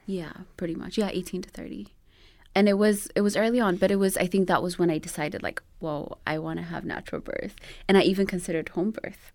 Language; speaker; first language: English; non-native, local second language; Amharic